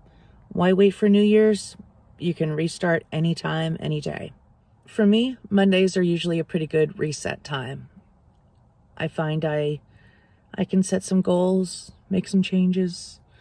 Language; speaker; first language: English; native; English